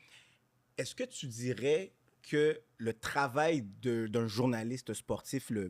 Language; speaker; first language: French; native; French